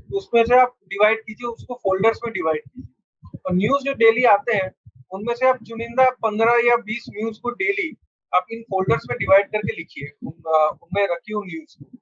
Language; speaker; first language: Hindi; non-native, local second language; Bangla